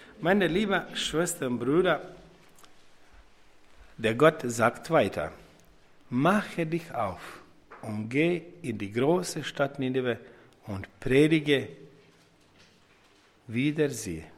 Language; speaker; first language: German; non-native, fluent; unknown